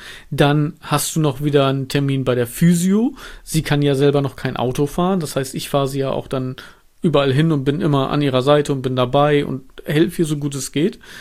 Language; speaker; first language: German; native; German